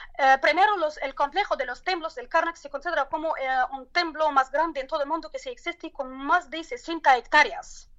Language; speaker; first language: Spanish; non-native, learner; Arabic